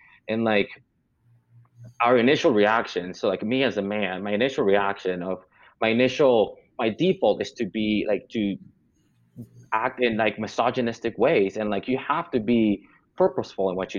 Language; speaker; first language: English; non-native, fluent; Spanish